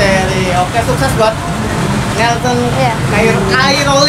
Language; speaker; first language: Indonesian; native; Indonesian